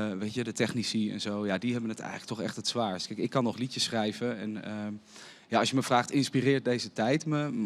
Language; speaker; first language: Dutch; native; Dutch